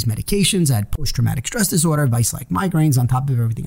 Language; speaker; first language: English; early bilingual, other home language; Hebrew